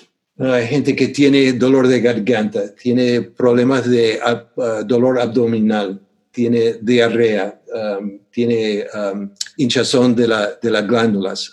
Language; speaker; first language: Spanish; non-native, fluent; English